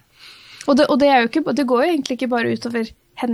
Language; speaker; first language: Norwegian; native; Norwegian